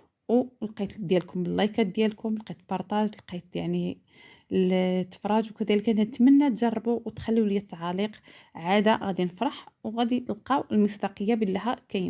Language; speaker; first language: Arabic; native; Arabic